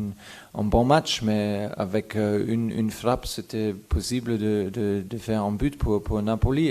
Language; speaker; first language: French; non-native, fluent; German